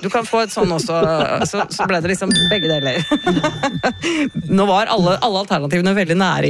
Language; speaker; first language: Norwegian; native; Norwegian